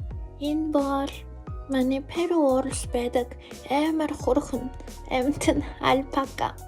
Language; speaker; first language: Mongolian; non-native, fluent; Spanish